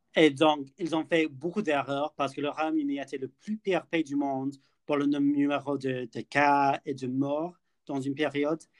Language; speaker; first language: French; non-native, learner; English